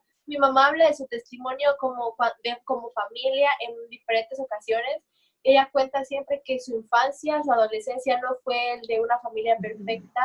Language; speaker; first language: Spanish; native; Spanish